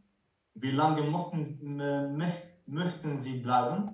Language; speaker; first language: German; non-native, learner; Croatian